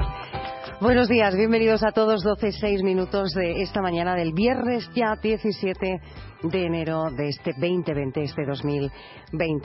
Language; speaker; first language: Spanish; native; Spanish